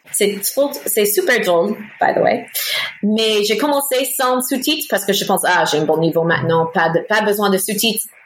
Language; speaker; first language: French; non-native, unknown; English